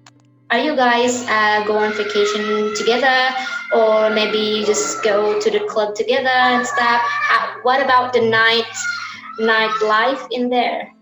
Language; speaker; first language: English; non-native, learner; Indonesian